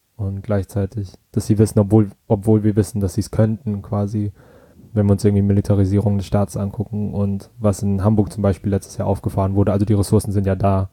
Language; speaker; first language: German; native; German